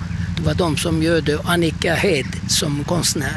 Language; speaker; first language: Swedish; non-native, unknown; Turkish